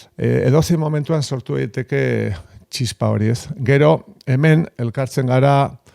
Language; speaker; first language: Basque; non-native, local second language; Spanish